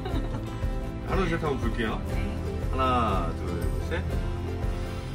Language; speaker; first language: Korean; native; Korean